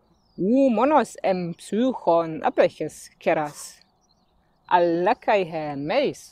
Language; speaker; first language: Greek; non-native, fluent; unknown